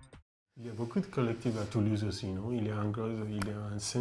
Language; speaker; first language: French; non-native, fluent; Spanish